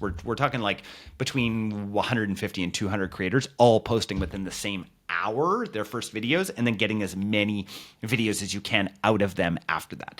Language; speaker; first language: English; native; English